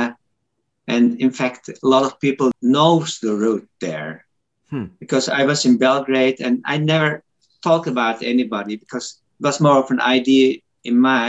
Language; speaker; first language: English; non-native, fluent; Turkish